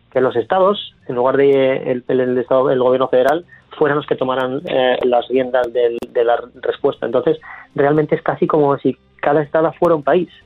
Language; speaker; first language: Spanish; native; Spanish